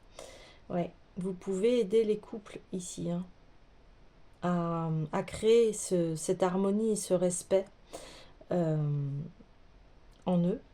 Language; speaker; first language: French; native; French